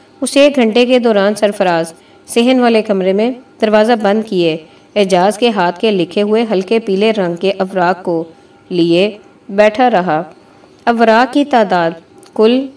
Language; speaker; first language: Urdu; native; Urdu